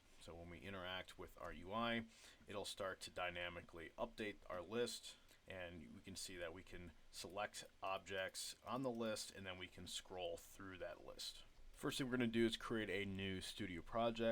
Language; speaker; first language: English; native; English